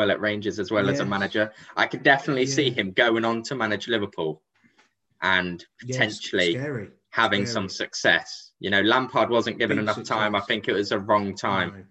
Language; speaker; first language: English; native; English